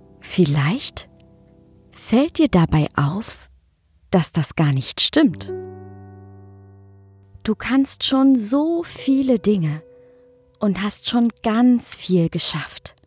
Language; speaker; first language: German; native; German